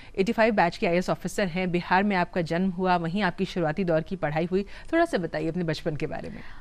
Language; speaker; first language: Hindi; native; Hindi